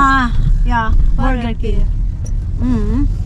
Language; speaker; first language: English; non-native, learner; Filipino